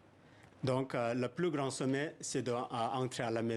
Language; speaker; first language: French; non-native, fluent; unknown